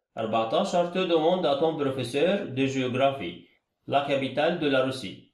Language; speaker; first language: French; non-native, fluent; Arabic